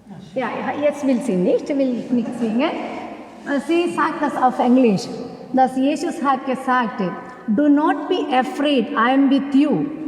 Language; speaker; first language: German; non-native, learner; Malayalam